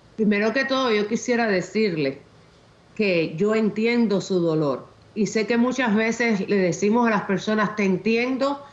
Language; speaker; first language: Spanish; native; Spanish